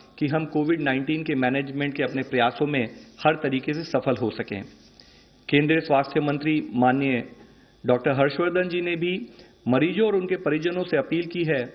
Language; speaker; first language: Hindi; native; Hindi